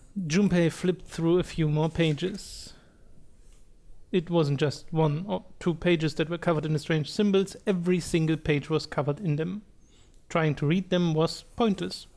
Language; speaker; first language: English; non-native, fluent; German